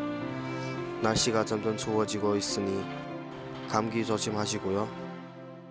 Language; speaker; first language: Korean; early bilingual, heritage; Korean